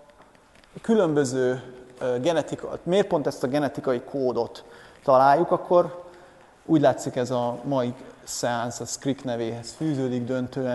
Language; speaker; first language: Hungarian; native; Hungarian